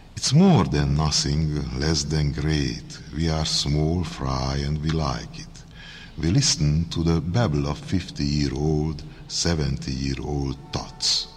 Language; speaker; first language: English; non-native, fluent; Hungarian